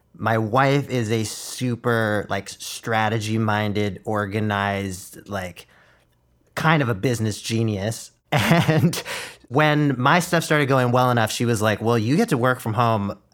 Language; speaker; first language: English; non-native, fluent; Chinese